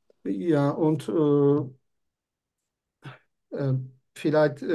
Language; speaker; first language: German; non-native, fluent; Turkish